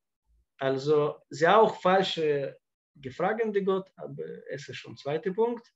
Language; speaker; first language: German; non-native, fluent; Russian